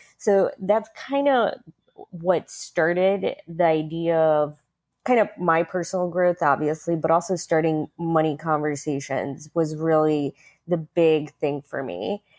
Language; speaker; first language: English; early bilingual, other home language; Russian